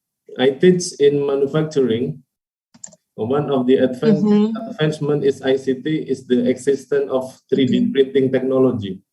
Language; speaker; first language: English; non-native, fluent; Indonesian